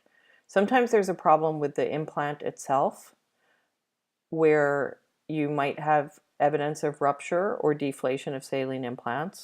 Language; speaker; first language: English; native; English